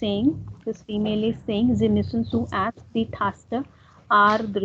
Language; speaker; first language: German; non-native, fluent; Hindi